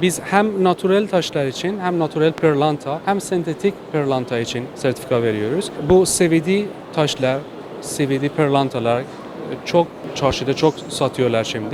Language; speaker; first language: Turkish; non-native, learner; Persian